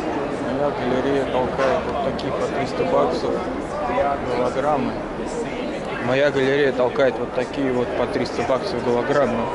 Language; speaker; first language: Russian; native; Russian